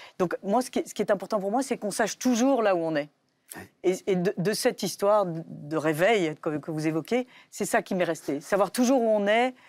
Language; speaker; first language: French; native; French